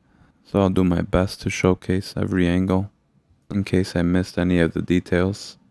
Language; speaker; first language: English; native; English